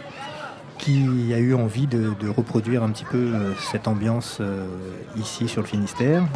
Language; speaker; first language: French; native; French